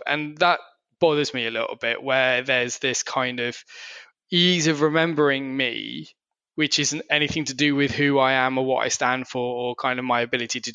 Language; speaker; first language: English; native; English